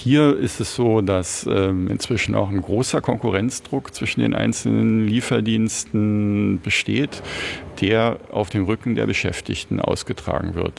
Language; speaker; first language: German; native; German